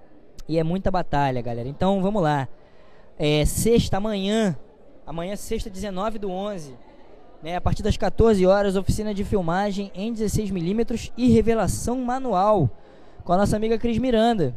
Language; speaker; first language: Portuguese; native; Portuguese